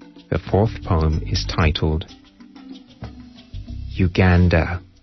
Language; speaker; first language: English; non-native, local second language; Ganda